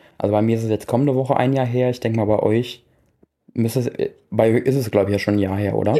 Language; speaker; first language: German; native; German